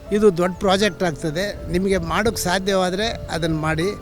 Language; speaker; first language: Kannada; native; Kannada